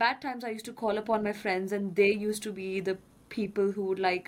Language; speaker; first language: English; non-native, local second language; Hindi